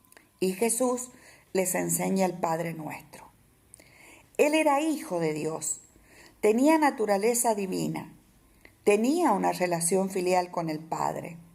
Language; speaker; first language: Spanish; native; Spanish